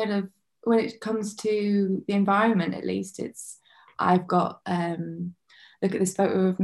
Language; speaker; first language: English; native; English